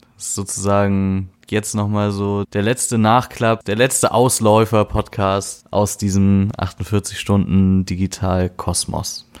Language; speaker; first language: German; native; German